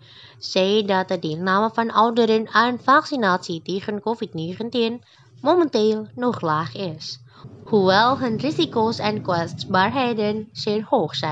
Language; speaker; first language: Dutch; non-native, fluent; Indonesian